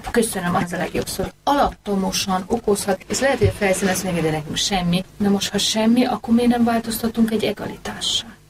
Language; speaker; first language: Hungarian; native; Hungarian